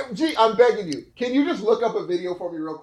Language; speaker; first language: English; native; English